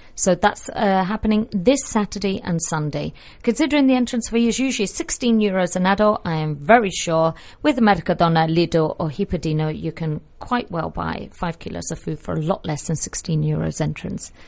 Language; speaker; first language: English; native; English